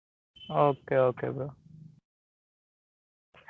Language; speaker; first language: English; non-native, learner; Marathi